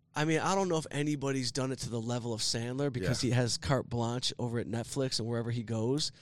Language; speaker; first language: English; native; English